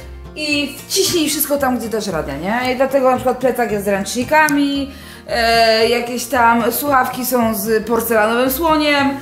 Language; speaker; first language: Polish; native; Polish